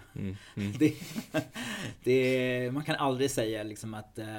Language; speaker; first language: Swedish; non-native, fluent; English